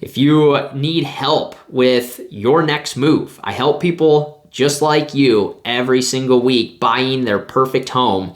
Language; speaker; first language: English; native; English